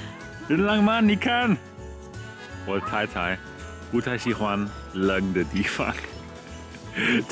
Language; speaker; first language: Chinese; non-native, learner; German